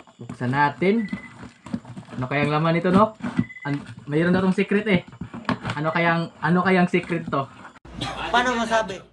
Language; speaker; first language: Filipino; native; Filipino